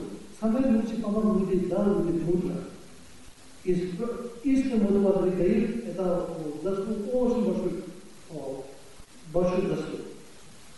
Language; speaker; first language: Russian; non-native, learner; Tibetan